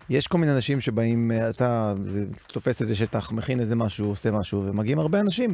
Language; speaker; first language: Hebrew; native; Hebrew